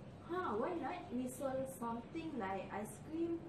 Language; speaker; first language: English; non-native, local second language; Malay